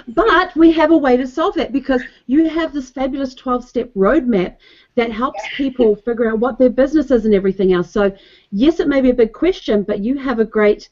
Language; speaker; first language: English; native; English